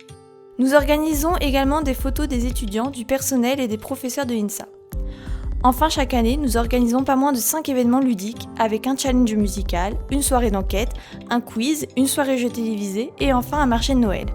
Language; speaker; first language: French; native; French